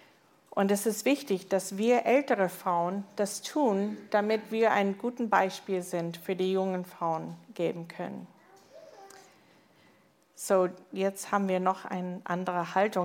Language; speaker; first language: German; non-native, fluent; English